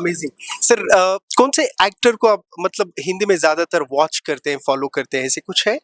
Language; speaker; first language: Hindi; non-native, local second language; Kannada